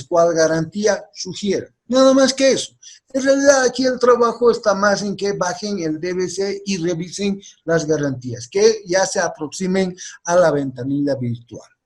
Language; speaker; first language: Spanish; native; Spanish